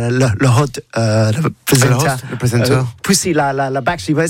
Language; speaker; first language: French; non-native, learner; English